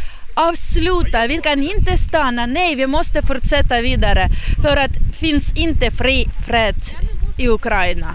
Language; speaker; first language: Swedish; non-native, learner; Ukrainian